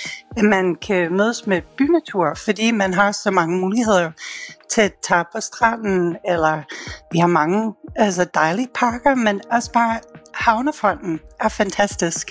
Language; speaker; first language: Danish; non-native, fluent; English